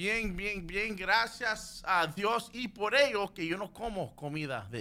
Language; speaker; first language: Spanish; early bilingual, heritage; Spanish